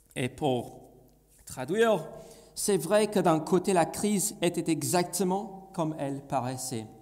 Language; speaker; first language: French; non-native, fluent; English